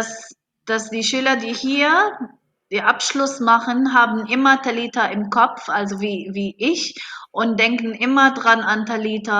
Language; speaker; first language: German; non-native, fluent; Arabic